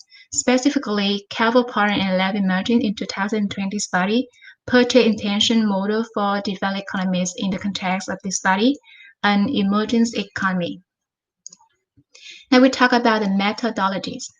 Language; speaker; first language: English; non-native, fluent; Vietnamese